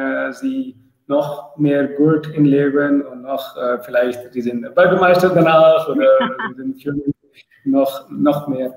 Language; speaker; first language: German; non-native, learner; Urdu